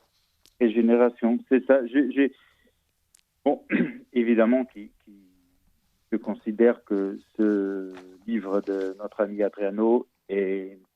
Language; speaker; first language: French; non-native, fluent; Portuguese